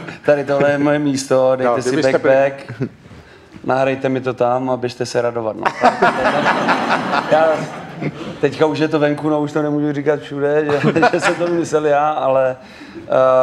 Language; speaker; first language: Czech; native; Czech